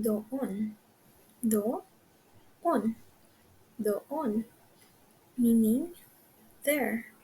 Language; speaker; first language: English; non-native, local second language; Filipino